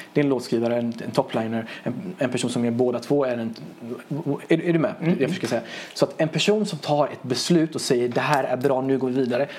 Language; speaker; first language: Swedish; early bilingual, other home language; Persian